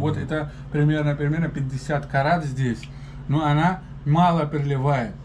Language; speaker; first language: Russian; non-native, learner; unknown